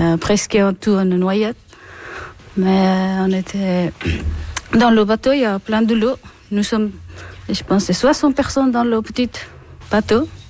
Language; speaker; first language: French; non-native, learner; Persian